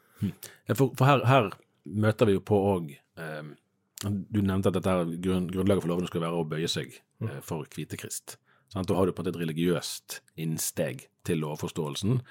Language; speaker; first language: Norwegian; native; Norwegian